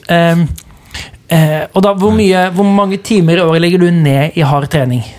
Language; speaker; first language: Norwegian; native; Norwegian